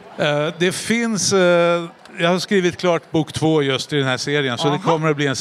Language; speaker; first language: Swedish; native; Swedish